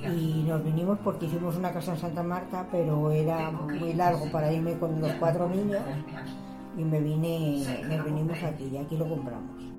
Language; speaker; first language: Spanish; native; Spanish